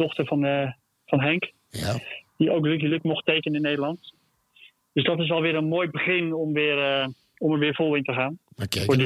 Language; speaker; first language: Dutch; native; Dutch